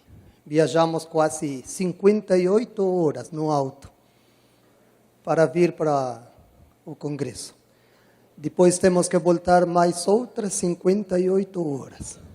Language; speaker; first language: Portuguese; non-native, learner; Spanish